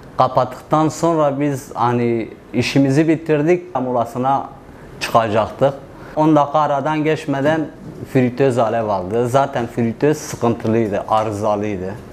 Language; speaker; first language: Turkish; non-native, local second language; Kurdish